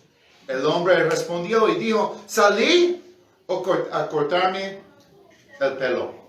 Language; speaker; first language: Spanish; non-native, fluent; English